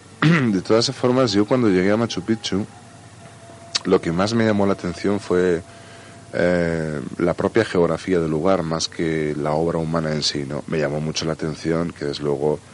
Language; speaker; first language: Spanish; native; Spanish